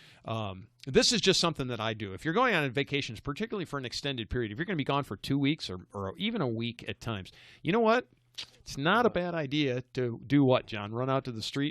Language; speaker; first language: English; native; English